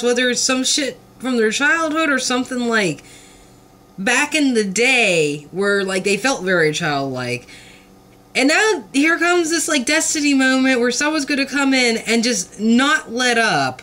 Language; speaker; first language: English; native; English